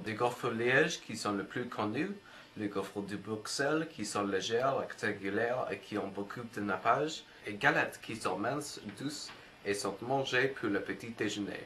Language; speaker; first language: French; non-native, learner; English